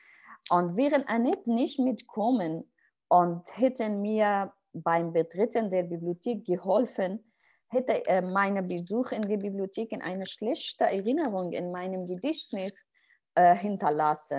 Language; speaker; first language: German; non-native, learner; Arabic